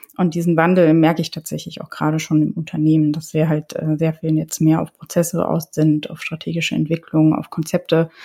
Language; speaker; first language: German; early bilingual, other home language; Polish